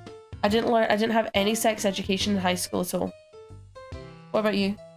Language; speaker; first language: English; native; English